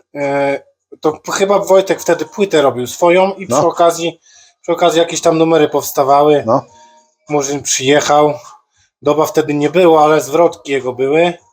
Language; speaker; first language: Polish; native; Polish